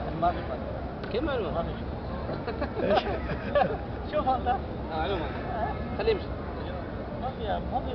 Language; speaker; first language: Arabic; non-native, learner; Urdu